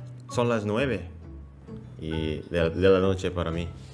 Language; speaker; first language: Spanish; non-native, learner; Indonesian